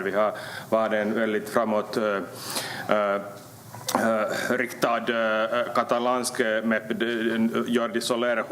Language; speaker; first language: Swedish; native; Swedish